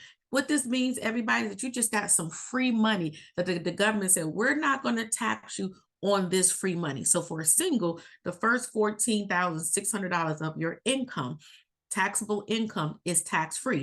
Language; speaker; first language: English; native; English